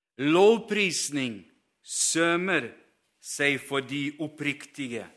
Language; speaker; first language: Norwegian; non-native, fluent; Ukrainian